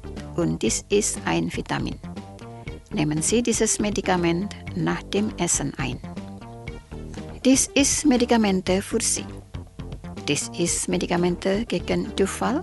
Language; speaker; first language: German; non-native, fluent; Indonesian